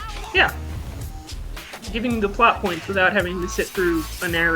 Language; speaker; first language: English; native; English